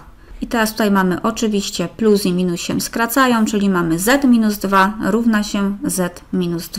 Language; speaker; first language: Polish; native; Polish